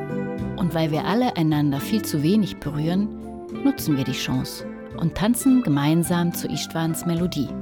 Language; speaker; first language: German; native; German